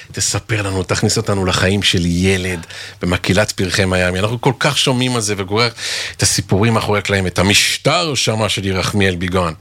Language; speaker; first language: Hebrew; native; Hebrew